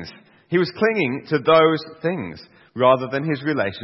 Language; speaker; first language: English; native; English